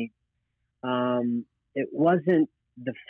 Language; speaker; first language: English; native; English